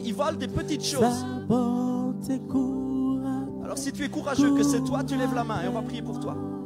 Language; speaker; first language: French; native; French